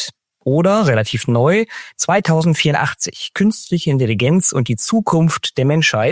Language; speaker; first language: German; native; German